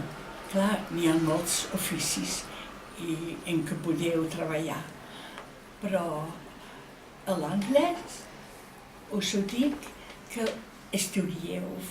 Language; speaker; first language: Catalan; non-native, fluent; Dutch